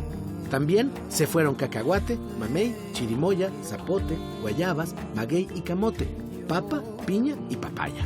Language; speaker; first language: Spanish; native; Spanish